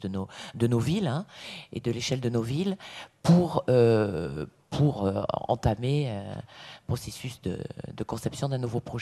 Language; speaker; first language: French; native; French